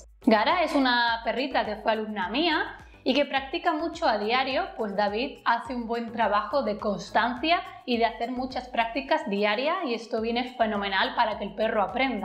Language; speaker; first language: Spanish; native; Spanish